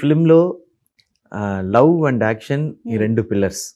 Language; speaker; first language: Telugu; non-native, learner; Tamil